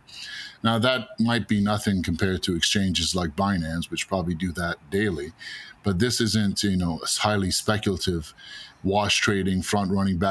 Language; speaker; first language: English; native; English